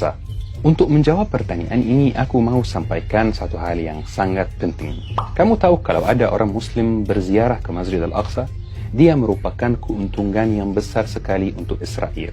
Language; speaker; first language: Indonesian; non-native, fluent; Arabic